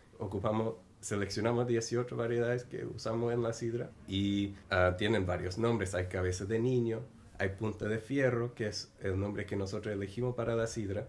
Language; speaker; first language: Spanish; non-native, fluent; English